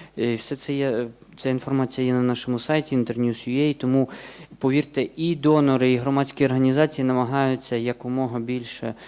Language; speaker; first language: Ukrainian; native; Ukrainian